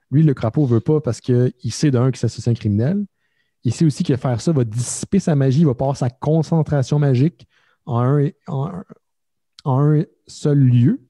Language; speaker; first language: French; native; French